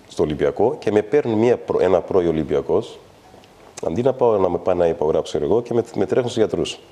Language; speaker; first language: Greek; non-native, fluent; Kabuverdianu